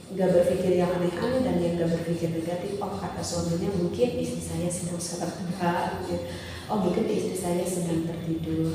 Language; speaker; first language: Indonesian; native; Indonesian